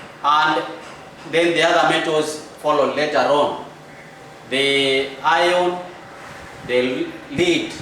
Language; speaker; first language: English; non-native, local second language; Swahili